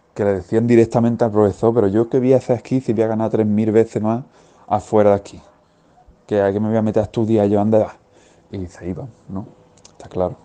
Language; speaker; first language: Spanish; native; Spanish